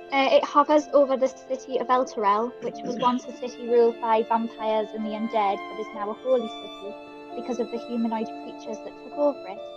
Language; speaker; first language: English; native; English